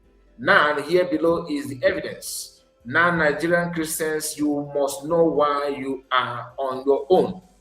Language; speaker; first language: English; non-native, local second language; Igbo